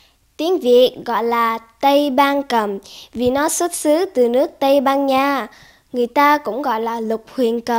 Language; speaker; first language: Vietnamese; early bilingual, heritage; Vietnamese